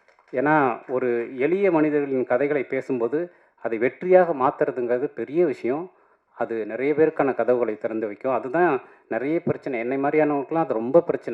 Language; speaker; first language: Tamil; native; Tamil